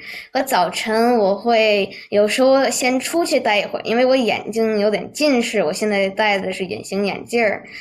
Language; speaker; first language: Chinese; early bilingual, heritage; Chinese